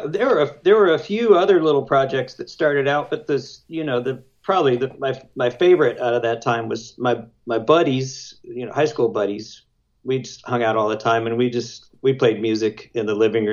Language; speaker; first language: English; native; English